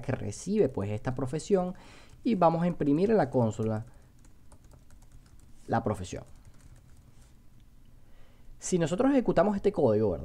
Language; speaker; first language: Spanish; native; Spanish